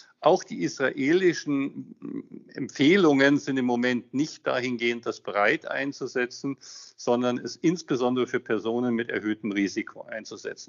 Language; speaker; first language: German; native; German